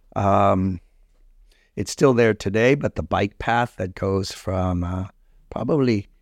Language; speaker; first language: English; native; English